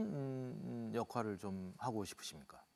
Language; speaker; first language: Korean; native; Korean